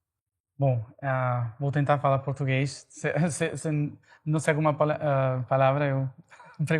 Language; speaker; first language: Portuguese; non-native, fluent; Spanish